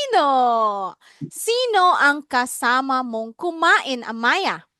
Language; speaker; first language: Filipino; native; Filipino